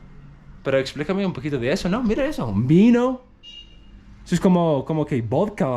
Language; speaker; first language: Spanish; non-native, fluent; English